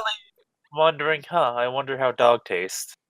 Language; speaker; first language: English; native; English